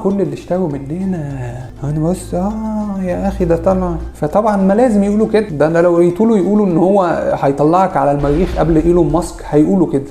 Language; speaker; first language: Arabic; native; Arabic